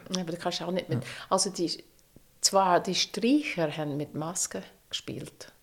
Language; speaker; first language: German; non-native, fluent; English